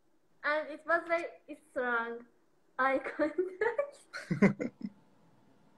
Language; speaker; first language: English; non-native, learner; Persian